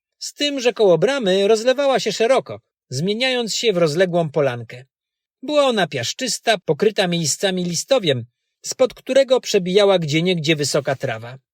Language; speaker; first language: Polish; native; Polish